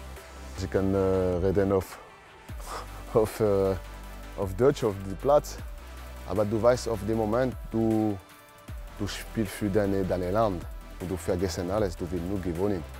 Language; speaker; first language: German; non-native, learner; French